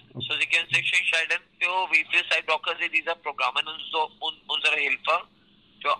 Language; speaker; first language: German; non-native, learner; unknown